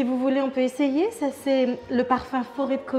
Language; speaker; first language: French; native; French